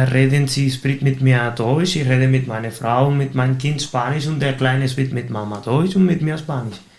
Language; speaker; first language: German; non-native, fluent; Spanish